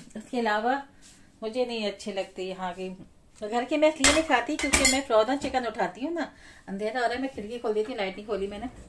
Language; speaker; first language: Urdu; native; Urdu